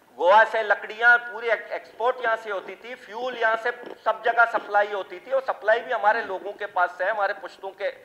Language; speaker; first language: Urdu; non-native, local second language; Baluchi